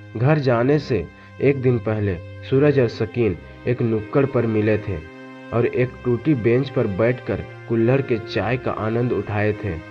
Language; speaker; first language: Hindi; native; Hindi